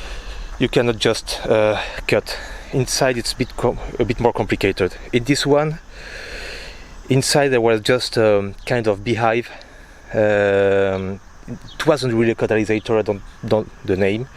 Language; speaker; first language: English; non-native, fluent; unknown